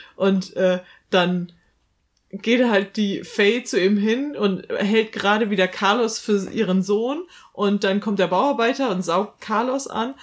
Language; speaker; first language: German; native; German